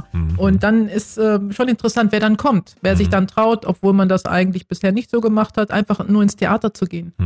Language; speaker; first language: German; native; German